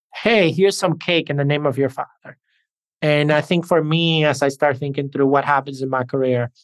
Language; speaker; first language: English; early bilingual, other home language; Spanish